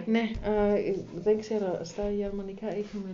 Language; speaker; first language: Greek; non-native, learner; German